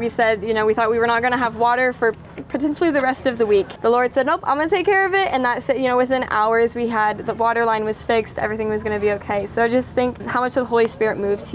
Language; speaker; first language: English; native; English